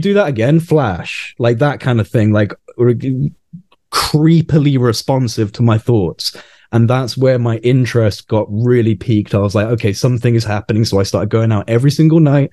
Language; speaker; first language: English; native; English